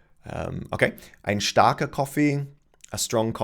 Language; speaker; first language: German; non-native, fluent; English